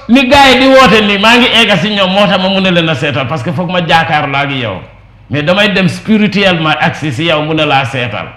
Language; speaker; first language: Wolof; non-native, local second language; Jola-Fonyi